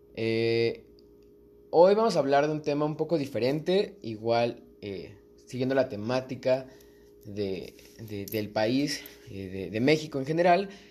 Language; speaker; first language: Spanish; native; Spanish